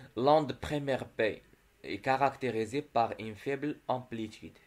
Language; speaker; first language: French; non-native, local second language; Arabic